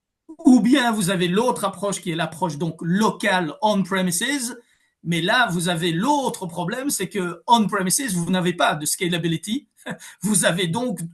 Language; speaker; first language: French; native; French